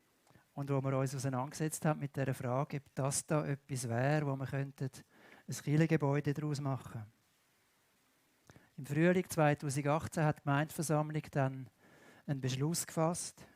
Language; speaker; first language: German; native; German